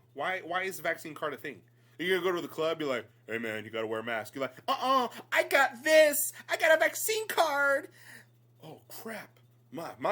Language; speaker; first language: English; native; English